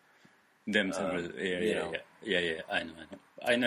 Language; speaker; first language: English; non-native, learner; Japanese